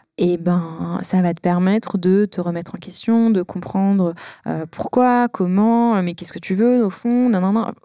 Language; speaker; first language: French; native; French